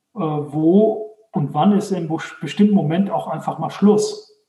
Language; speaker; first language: German; native; German